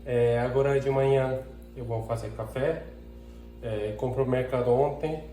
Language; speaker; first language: Portuguese; non-native, learner; Turkish